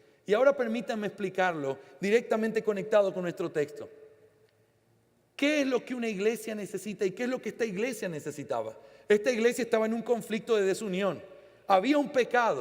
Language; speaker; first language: Spanish; native; Spanish